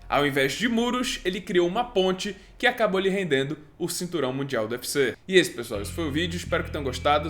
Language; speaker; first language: Portuguese; native; Portuguese